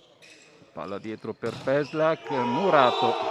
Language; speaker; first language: Italian; native; Italian